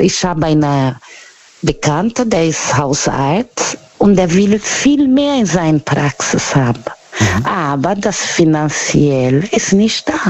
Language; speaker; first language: German; non-native, learner; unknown